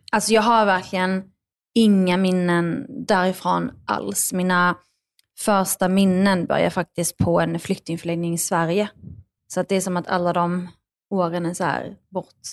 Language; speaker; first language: Swedish; early bilingual, other home language; Arabic